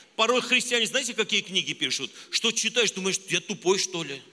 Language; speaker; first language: Russian; non-native, local second language; Armenian